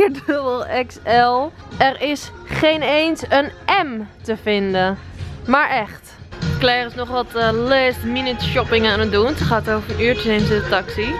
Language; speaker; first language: Dutch; native; Dutch